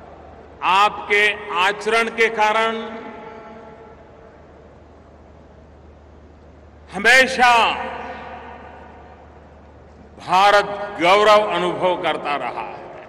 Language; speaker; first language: Hindi; non-native, local second language; Gujarati